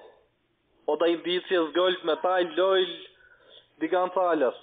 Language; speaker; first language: German; non-native, learner; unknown